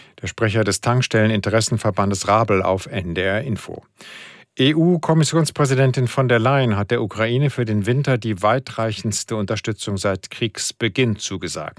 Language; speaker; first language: German; native; German